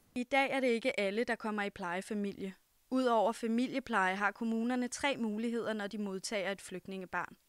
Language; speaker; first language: Danish; native; Danish